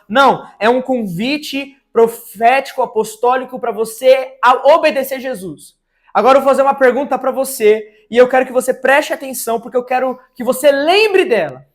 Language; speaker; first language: Portuguese; native; Portuguese